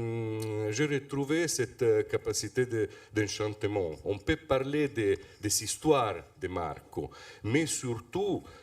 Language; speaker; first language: French; non-native, fluent; Italian